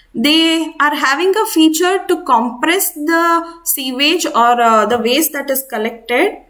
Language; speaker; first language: English; non-native, local second language; Kannada